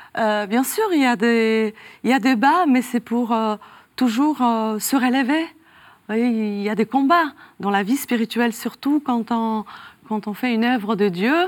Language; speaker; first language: French; non-native, fluent; Polish